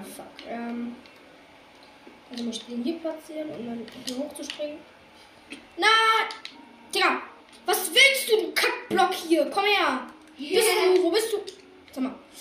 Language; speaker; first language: German; native; German